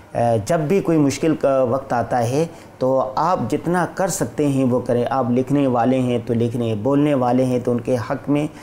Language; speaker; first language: Urdu; non-native, local second language; Saraiki